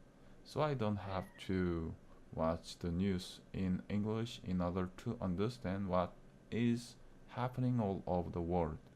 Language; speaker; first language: English; non-native, learner; Korean